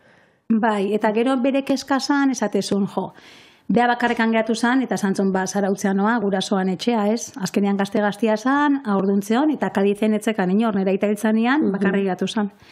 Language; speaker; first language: Basque; native; Basque